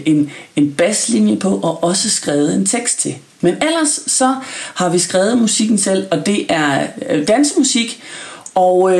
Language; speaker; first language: Danish; native; Danish